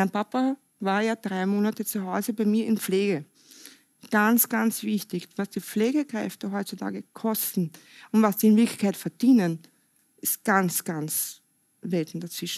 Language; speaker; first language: German; native; German